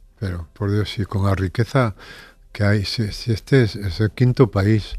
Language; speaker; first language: Spanish; native; Spanish